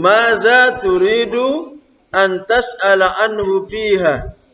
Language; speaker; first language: Arabic; non-native, fluent; Indonesian